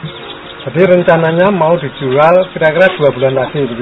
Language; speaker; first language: Indonesian; native; Indonesian